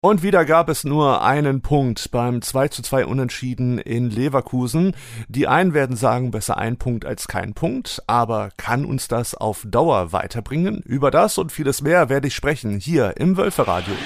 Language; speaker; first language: German; native; German